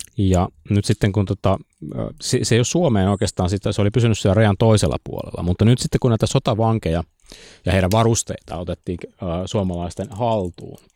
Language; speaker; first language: Finnish; native; Finnish